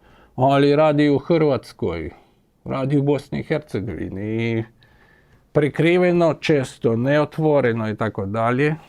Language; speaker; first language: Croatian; non-native, fluent; Ukrainian